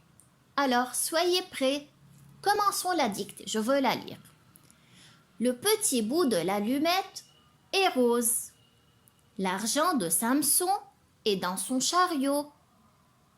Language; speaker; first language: French; non-native, local second language; Arabic